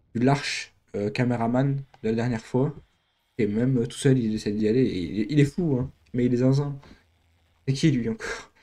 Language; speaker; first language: French; native; French